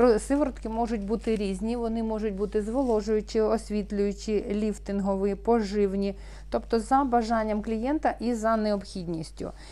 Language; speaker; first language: Ukrainian; non-native, local second language; Russian